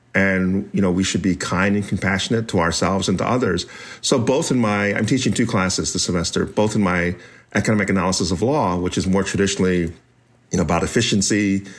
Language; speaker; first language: English; native; English